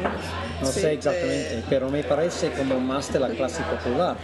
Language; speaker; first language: Spanish; non-native, fluent; English